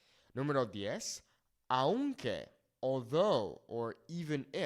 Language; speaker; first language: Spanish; non-native, fluent; English